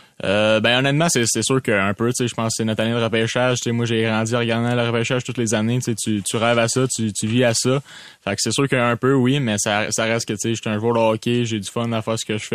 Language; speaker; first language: French; native; French